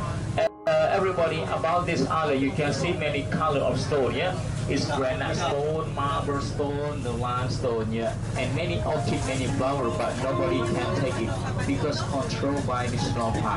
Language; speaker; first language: English; non-native, learner; Thai